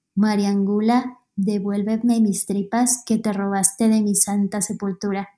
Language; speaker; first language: Spanish; native; Spanish